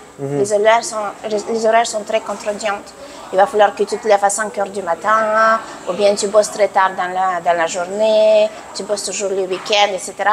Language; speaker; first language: French; non-native, fluent; Russian